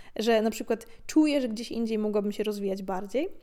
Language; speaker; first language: Polish; native; Polish